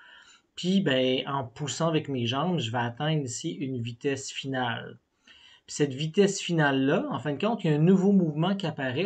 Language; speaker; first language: French; native; French